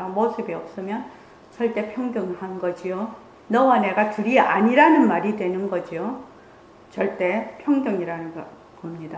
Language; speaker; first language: Korean; native; Korean